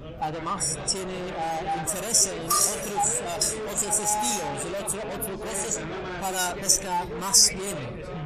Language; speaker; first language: Spanish; non-native, learner; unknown